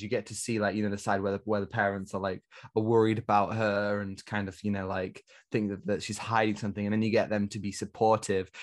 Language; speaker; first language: English; native; English